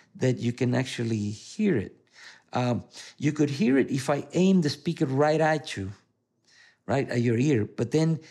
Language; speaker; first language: English; non-native, fluent; Spanish